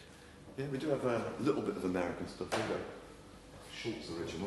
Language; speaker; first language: English; native; English